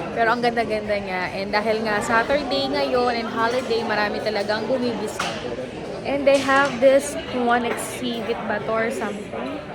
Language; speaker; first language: Filipino; native; Filipino